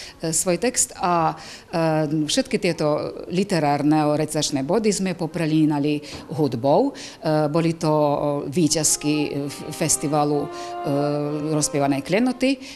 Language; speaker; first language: Slovak; native; Slovak